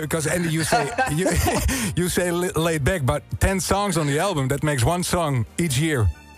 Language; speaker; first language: English; non-native, fluent; Dutch